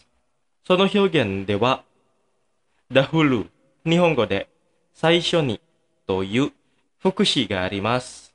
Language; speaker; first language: Japanese; non-native, fluent; Indonesian